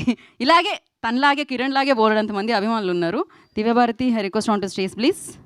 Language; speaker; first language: Telugu; native; Telugu